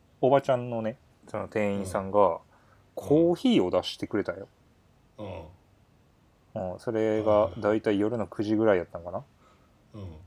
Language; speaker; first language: Japanese; native; Japanese